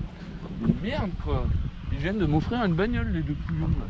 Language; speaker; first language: French; native; French